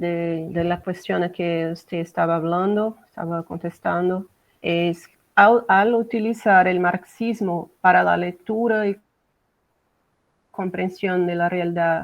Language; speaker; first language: Spanish; non-native, learner; Portuguese